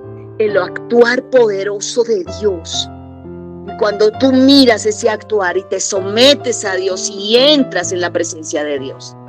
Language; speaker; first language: Spanish; native; Spanish